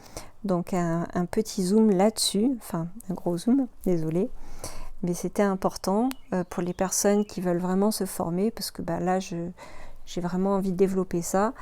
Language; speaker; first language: French; native; French